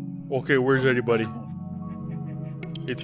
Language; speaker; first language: English; native; English